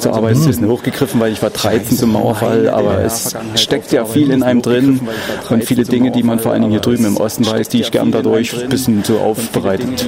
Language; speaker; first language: German; native; German